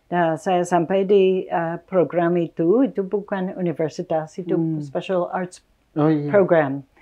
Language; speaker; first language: Indonesian; non-native, fluent; English